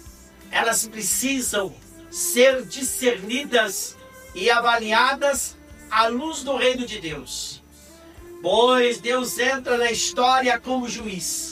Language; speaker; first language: Portuguese; native; Portuguese